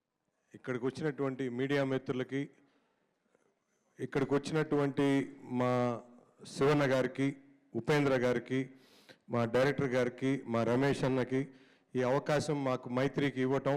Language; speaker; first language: Telugu; native; Telugu